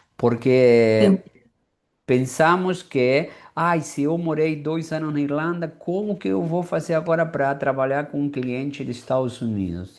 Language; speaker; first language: Portuguese; non-native, fluent; Spanish